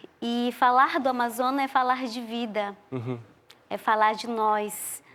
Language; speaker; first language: Portuguese; non-native, local second language; Ticuna